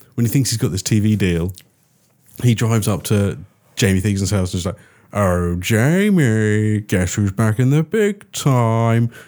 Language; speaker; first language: English; native; English